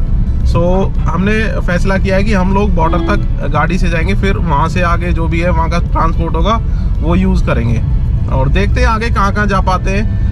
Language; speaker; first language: Hindi; native; Hindi